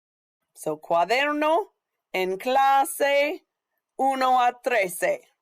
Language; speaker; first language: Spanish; non-native, fluent; English